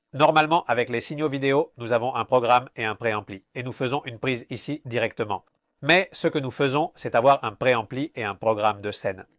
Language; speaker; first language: French; non-native, fluent; Spanish